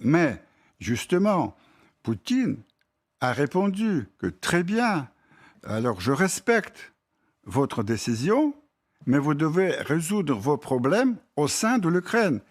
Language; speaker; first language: French; non-native, fluent; Russian